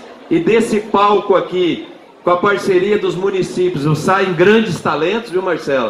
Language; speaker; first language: Portuguese; native; Portuguese